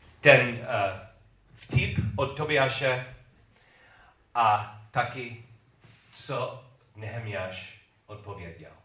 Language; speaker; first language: Czech; non-native, learner; English